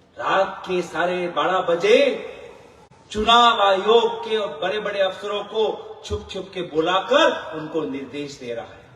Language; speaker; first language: Hindi; non-native, local second language; Assamese